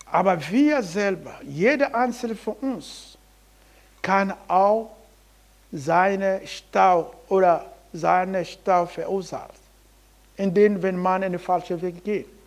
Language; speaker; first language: German; non-native, learner; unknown